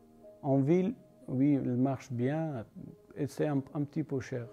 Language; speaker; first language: French; non-native, learner; Persian